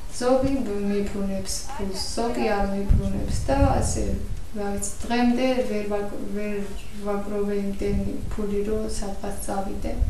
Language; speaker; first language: Georgian; non-native, local second language; Azerbaijani